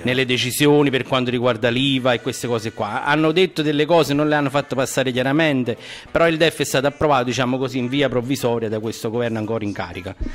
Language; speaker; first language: Italian; native; Italian